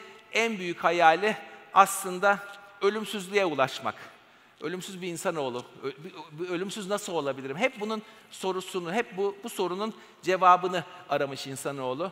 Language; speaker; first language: Turkish; native; Turkish